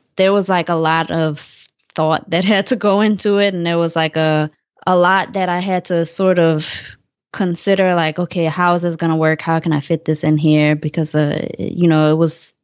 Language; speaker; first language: English; native; English